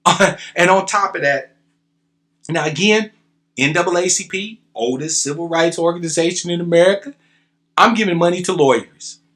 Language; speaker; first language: English; native; English